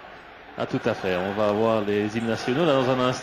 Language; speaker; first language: French; native; French